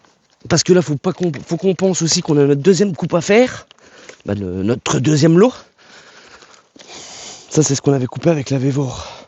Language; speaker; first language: French; native; French